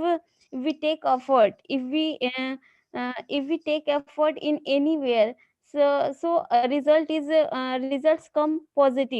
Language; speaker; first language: English; non-native, learner; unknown